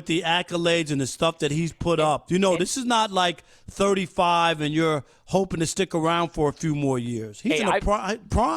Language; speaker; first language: English; native; English